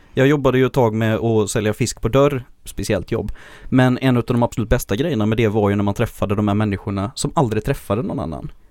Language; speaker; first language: Swedish; native; Swedish